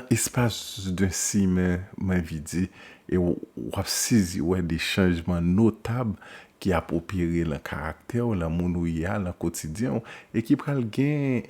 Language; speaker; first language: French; non-native, local second language; Haitian Creole